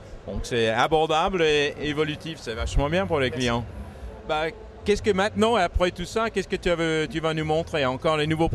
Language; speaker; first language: French; native; French